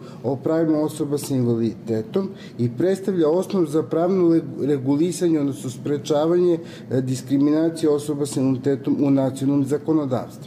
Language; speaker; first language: Serbian; native; Serbian